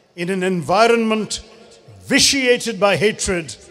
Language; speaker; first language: English; non-native, local second language; Malayalam